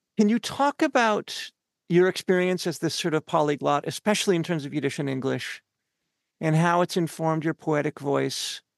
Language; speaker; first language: English; native; English